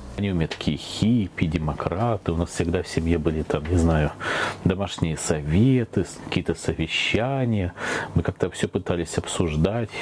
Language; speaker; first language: Russian; native; Russian